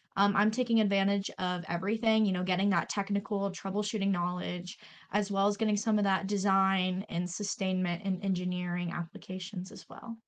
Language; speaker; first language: English; native; English